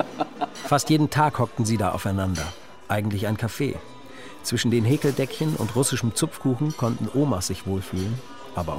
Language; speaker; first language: German; native; German